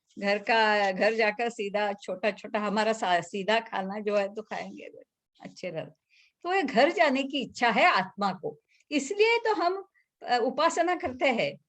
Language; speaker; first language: Hindi; non-native, local second language; Marathi